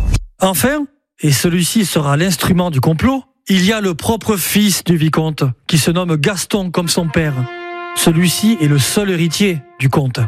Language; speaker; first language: French; native; French